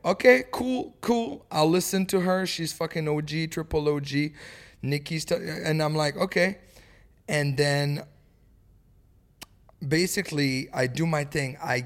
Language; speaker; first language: English; early bilingual, other home language; French